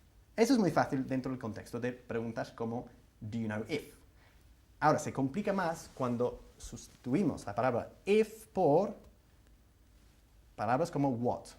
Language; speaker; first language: Spanish; non-native, fluent; English